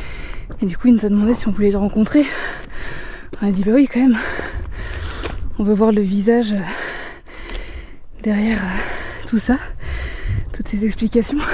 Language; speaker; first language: French; native; French